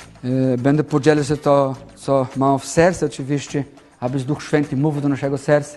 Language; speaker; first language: Polish; non-native, learner; Portuguese